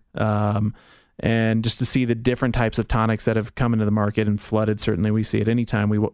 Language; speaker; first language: English; early bilingual, other home language; German